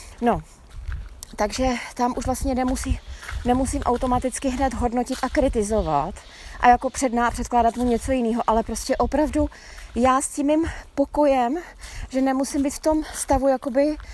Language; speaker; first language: Czech; native; Czech